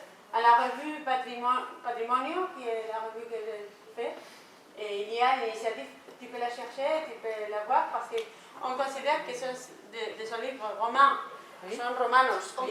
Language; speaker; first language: French; non-native, learner; Spanish